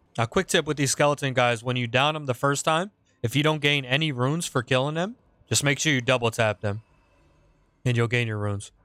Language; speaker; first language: English; native; English